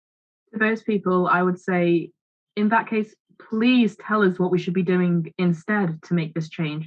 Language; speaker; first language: English; native; English